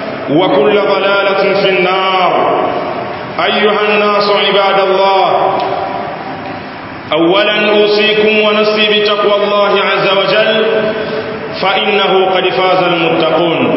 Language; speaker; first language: Arabic; non-native, fluent; Swahili